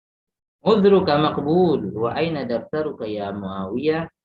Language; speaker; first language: Arabic; non-native, fluent; Indonesian